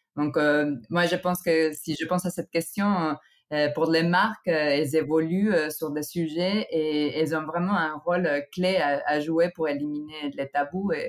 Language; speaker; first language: French; non-native, fluent; Spanish